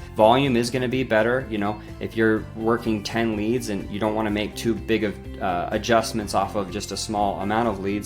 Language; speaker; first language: English; native; English